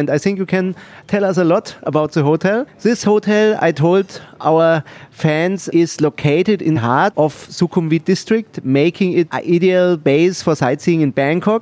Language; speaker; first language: English; non-native, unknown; German